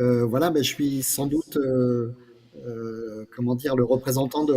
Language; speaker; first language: French; native; French